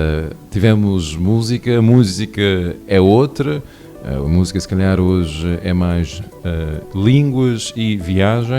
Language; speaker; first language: Portuguese; non-native, local second language; Kabuverdianu